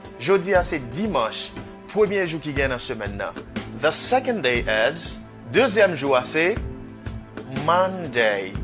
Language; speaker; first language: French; non-native, local second language; Haitian Creole